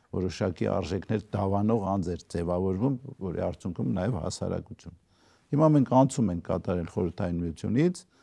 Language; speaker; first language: Armenian; native; Armenian